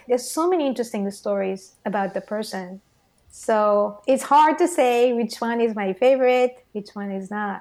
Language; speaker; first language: English; non-native, fluent; Japanese